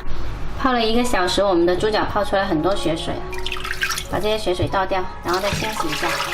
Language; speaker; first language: Chinese; non-native, local second language; Hakka Chinese